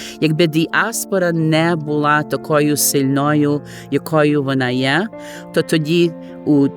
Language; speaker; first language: Ukrainian; early bilingual, heritage; Ukrainian